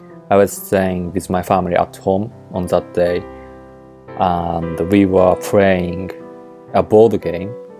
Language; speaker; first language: English; non-native, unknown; Japanese